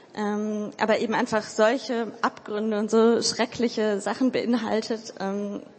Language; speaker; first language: German; native; German